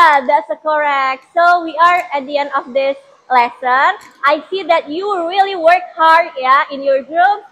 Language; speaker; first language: English; non-native, fluent; Indonesian